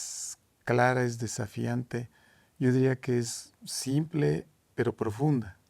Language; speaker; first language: Spanish; native; Spanish